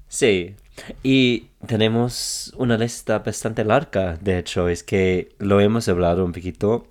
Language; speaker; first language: Spanish; non-native, fluent; English